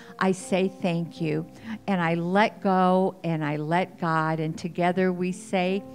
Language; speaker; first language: English; native; English